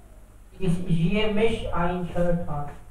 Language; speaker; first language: German; non-native, learner; Hindi